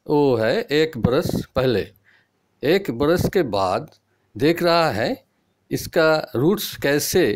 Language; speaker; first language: Hindi; non-native, local second language; Bangla